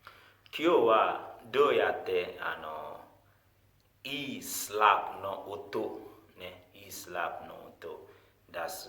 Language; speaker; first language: Japanese; non-native, fluent; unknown